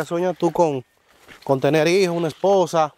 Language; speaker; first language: Spanish; native; Spanish